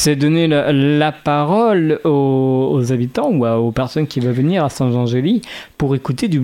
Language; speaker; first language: French; native; French